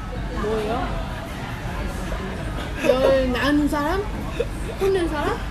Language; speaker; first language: Korean; non-native, fluent; Vietnamese